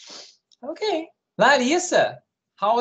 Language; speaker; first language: English; non-native, fluent; Portuguese